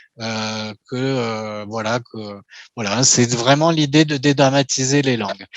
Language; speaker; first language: French; native; French